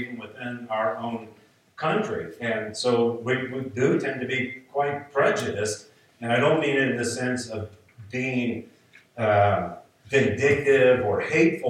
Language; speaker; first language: English; native; English